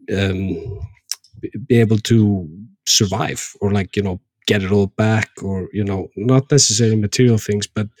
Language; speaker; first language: English; non-native, fluent; Icelandic